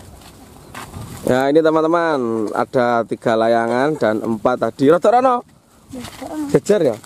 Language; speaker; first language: Indonesian; non-native, local second language; Javanese